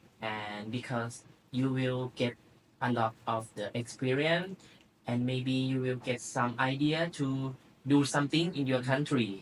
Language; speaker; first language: English; non-native, learner; Thai